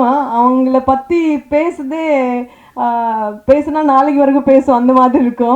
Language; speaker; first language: Tamil; non-native, fluent; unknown